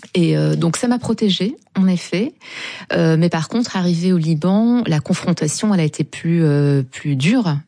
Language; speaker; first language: French; non-native, local second language; Arabic